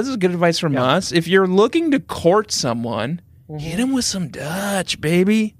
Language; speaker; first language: English; native; English